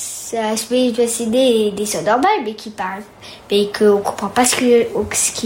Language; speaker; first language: French; early bilingual, heritage; French